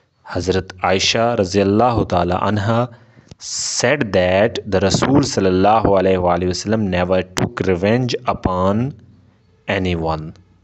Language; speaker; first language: English; non-native, local second language; Urdu